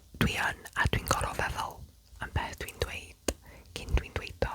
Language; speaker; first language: Welsh; non-native, local second language; English